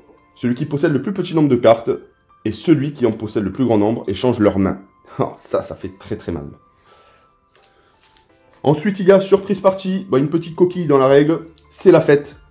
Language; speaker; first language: French; native; French